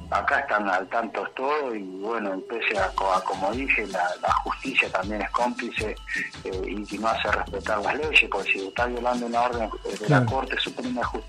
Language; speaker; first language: Spanish; native; Spanish